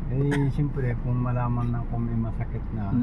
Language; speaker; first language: Filipino; non-native, learner; Japanese